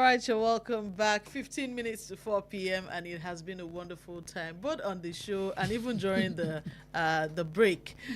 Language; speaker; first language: English; non-native, local second language; Yoruba